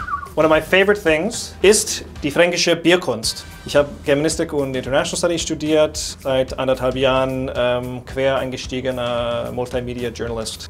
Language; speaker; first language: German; non-native, fluent; English